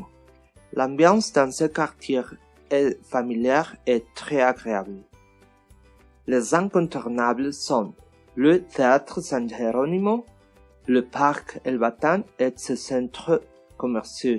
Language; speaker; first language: French; non-native, learner; Spanish